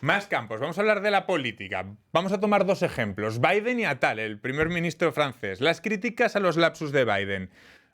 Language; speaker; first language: Spanish; native; Spanish